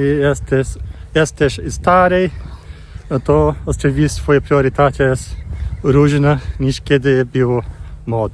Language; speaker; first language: Polish; non-native, learner; Portuguese